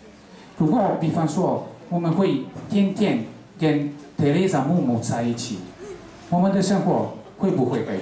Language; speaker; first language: Chinese; non-native, fluent; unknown